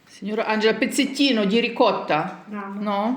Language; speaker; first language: Italian; non-native, learner; Ukrainian